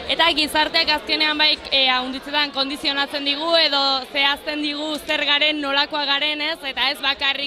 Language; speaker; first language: Basque; native; Basque